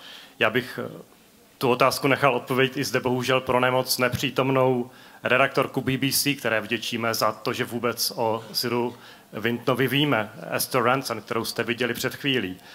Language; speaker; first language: Czech; native; Czech